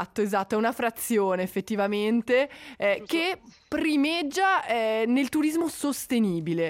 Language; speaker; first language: Italian; native; Italian